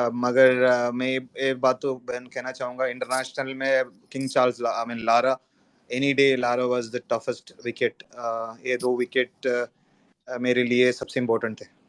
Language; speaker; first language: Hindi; non-native, local second language; Malayalam